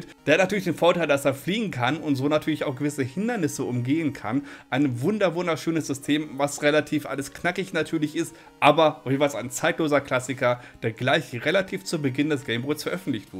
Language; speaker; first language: German; native; German